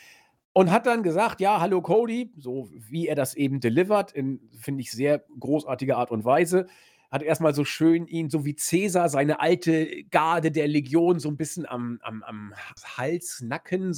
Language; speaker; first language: German; native; German